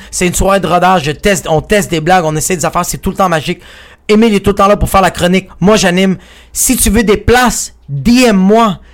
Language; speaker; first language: French; early bilingual, other home language; Spanish